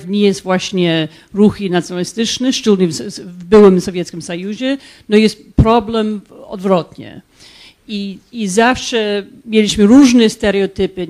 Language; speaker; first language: Polish; non-native, fluent; English